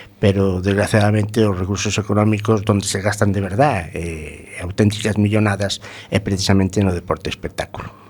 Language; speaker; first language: Galician; non-native, local second language; Spanish